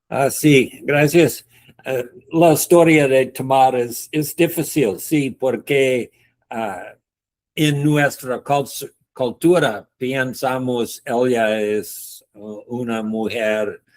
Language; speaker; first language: Spanish; non-native, learner; English